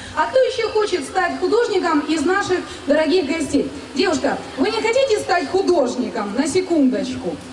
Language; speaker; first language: Russian; native; Russian